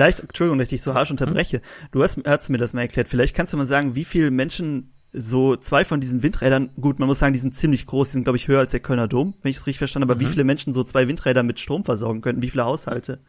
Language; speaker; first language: German; native; German